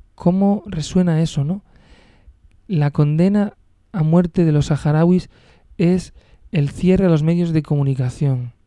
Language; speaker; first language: Spanish; native; Spanish